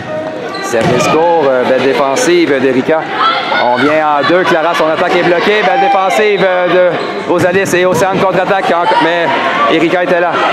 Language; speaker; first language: French; native; French